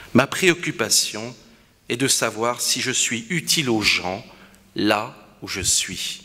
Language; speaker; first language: French; native; French